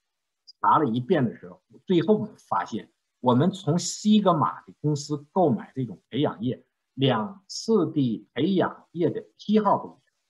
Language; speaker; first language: Chinese; native; Chinese